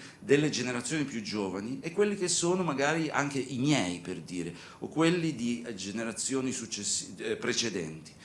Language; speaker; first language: Italian; native; Italian